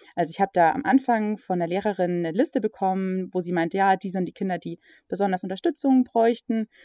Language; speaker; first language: German; early bilingual, other home language; English